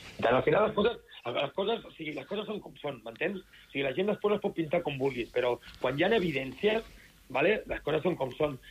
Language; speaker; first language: Catalan; native; Catalan